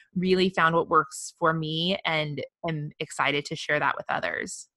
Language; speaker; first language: English; native; English